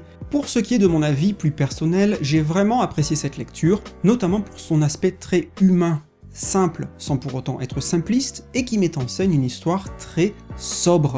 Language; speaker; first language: French; native; French